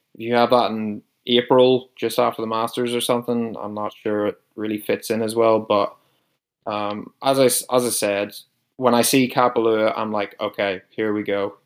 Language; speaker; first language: English; native; English